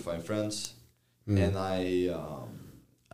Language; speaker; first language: English; non-native, fluent; Ukrainian